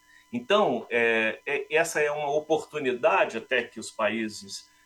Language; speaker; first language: Portuguese; native; Portuguese